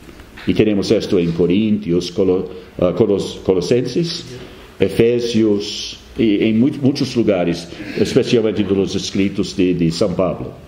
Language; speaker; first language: Spanish; non-native, fluent; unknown